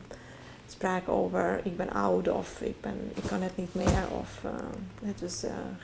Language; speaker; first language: Dutch; non-native, fluent; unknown